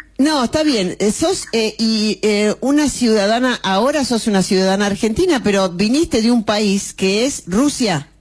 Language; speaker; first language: Spanish; native; Spanish